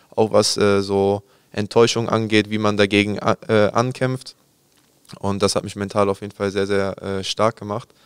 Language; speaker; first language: German; native; German